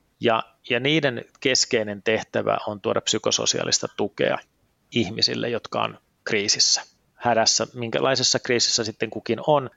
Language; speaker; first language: Finnish; early bilingual, heritage; Finnish